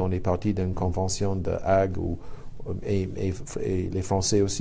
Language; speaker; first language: French; non-native, fluent; English